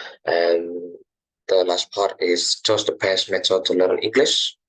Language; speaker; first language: English; non-native, learner; Indonesian